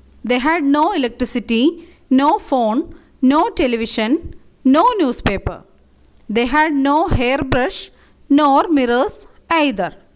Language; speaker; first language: English; non-native, local second language; Malayalam